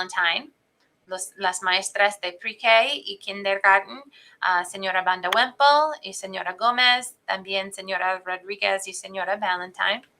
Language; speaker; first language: Spanish; non-native, fluent; English